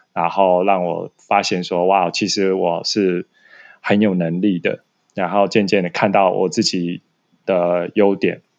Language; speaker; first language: Chinese; native; Chinese